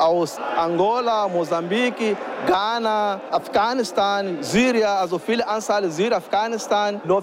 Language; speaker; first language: German; non-native, learner; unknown